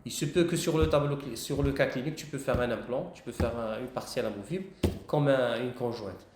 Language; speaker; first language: French; non-native, local second language; Arabic